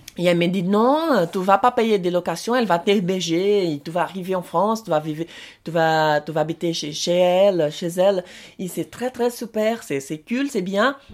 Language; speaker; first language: French; non-native, learner; Portuguese